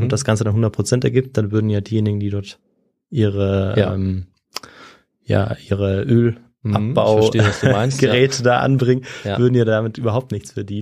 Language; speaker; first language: German; native; German